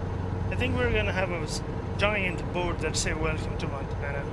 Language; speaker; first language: English; non-native, local second language; Pashto